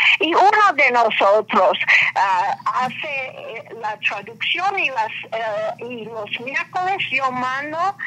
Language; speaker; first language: Spanish; non-native, fluent; English